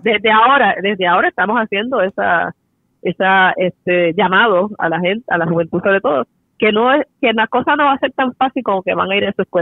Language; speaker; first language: Spanish; native; Spanish